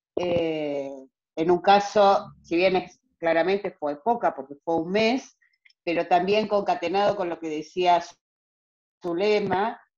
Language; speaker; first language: Spanish; native; Spanish